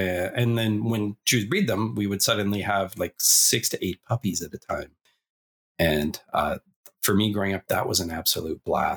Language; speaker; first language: English; native; English